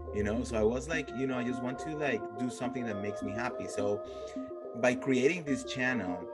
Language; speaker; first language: English; non-native, fluent; Spanish